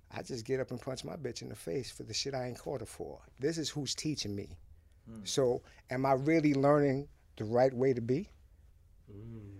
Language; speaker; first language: English; early bilingual, other home language; Haitian Creole